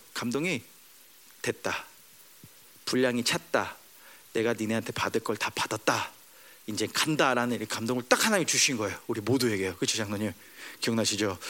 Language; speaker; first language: Korean; early bilingual, heritage; Korean